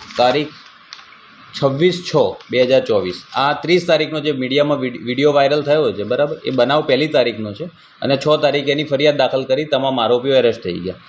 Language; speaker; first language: Gujarati; native; Gujarati